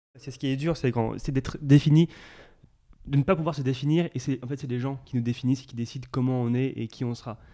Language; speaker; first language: French; native; French